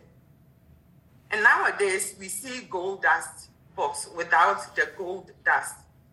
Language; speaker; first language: English; non-native, local second language; Akan